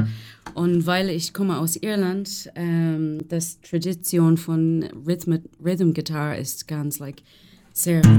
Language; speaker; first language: German; non-native, learner; English